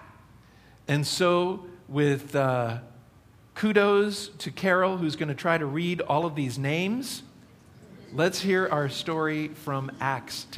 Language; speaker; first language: English; native; English